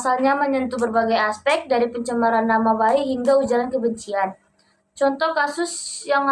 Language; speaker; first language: Indonesian; native; Indonesian